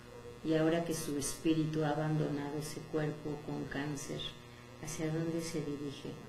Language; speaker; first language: Spanish; native; Spanish